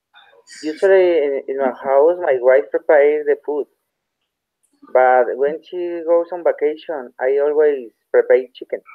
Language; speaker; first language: English; non-native, learner; Spanish